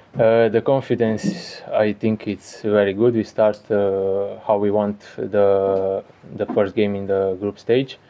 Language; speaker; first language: English; non-native, learner; Romanian